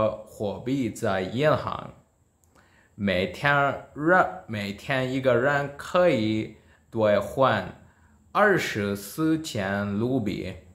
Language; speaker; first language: Chinese; non-native, learner; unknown